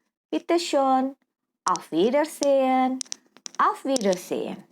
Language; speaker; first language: German; non-native, fluent; Indonesian